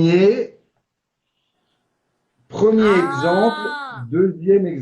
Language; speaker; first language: French; non-native, fluent; Portuguese